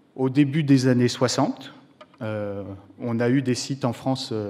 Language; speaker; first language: French; native; French